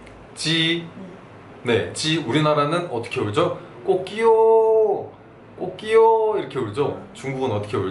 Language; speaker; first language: Korean; native; Korean